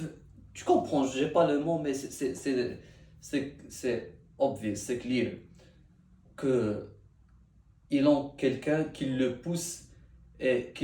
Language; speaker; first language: French; non-native, learner; Arabic